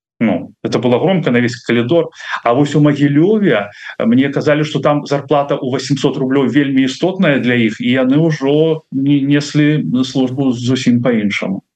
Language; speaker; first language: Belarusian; non-native, local second language; Russian